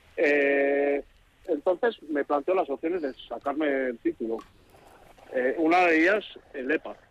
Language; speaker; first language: Spanish; native; Spanish